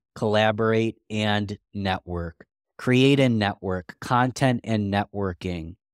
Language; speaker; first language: English; native; English